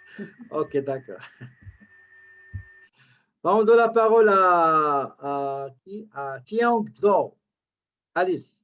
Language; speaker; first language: French; native; French